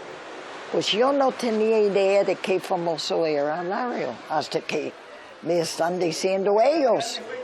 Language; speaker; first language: Spanish; early bilingual, other home language; English